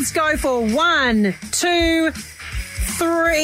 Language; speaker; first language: English; native; English